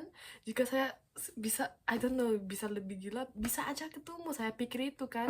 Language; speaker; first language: Indonesian; non-native, fluent; Korean